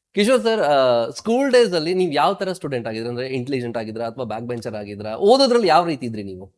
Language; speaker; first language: Kannada; native; Kannada